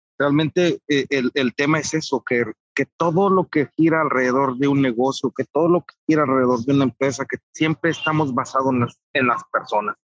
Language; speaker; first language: Spanish; native; Spanish